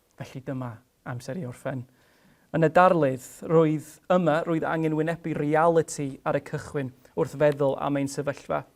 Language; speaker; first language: Welsh; non-native, fluent; English